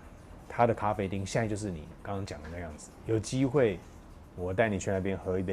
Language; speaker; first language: Chinese; native; Chinese